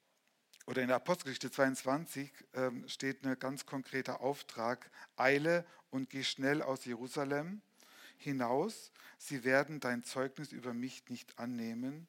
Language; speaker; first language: German; native; German